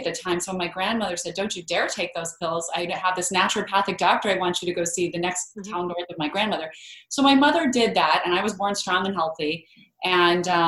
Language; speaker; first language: English; native; English